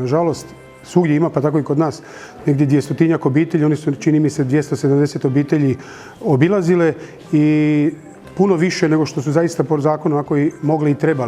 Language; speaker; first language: Croatian; native; Croatian